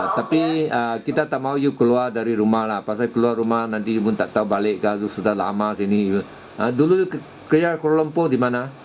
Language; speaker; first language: Malay; non-native, local second language; Chinese